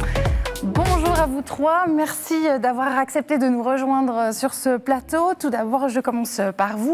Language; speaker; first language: French; native; French